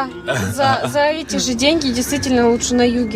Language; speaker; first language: Russian; native; Russian